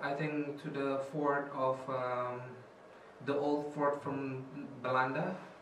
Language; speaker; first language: English; non-native, fluent; Indonesian